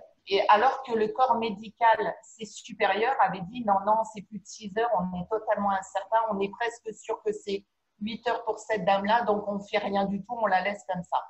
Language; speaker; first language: French; native; French